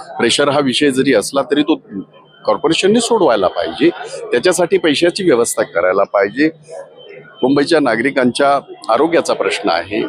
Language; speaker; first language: Marathi; native; Marathi